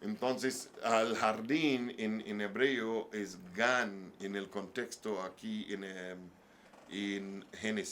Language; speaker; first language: Spanish; non-native, learner; English